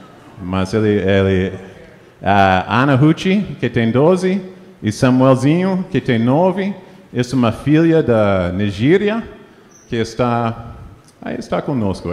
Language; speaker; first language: Portuguese; non-native, fluent; English